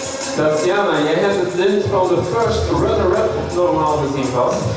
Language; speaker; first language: Dutch; native; Dutch